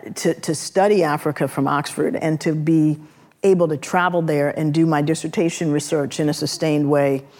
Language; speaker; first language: English; native; English